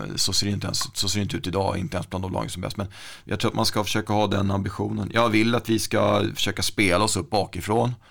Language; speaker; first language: Swedish; native; Swedish